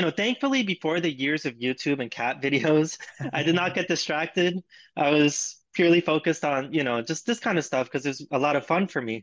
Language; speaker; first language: English; native; English